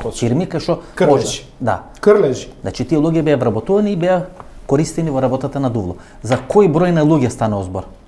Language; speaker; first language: Macedonian; native; Macedonian